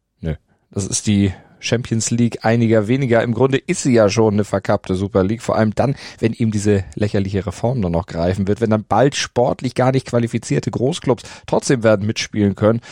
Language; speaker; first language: German; native; German